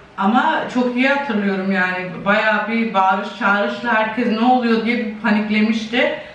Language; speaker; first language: Turkish; early bilingual, heritage; Turkish